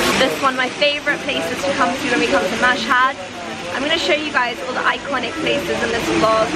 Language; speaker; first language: English; early bilingual, other home language; Persian